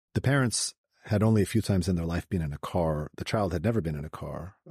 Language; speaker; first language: English; native; English